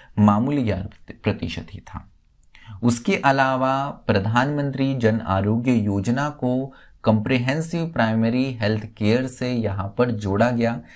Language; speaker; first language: Hindi; native; Hindi